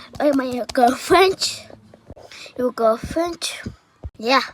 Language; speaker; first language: English; non-native, learner; Mongolian